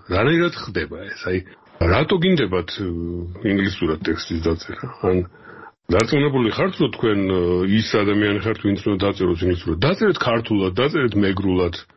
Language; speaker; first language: Georgian; native; Georgian